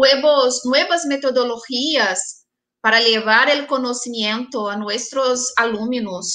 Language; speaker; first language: Spanish; non-native, fluent; Portuguese